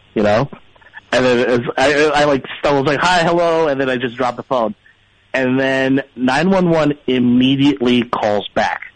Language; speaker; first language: English; early bilingual, other home language; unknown